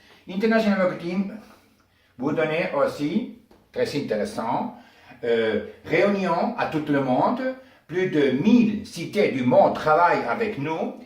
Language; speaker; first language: French; non-native, learner; Spanish